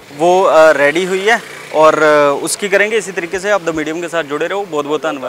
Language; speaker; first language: Hindi; non-native, local second language; Punjabi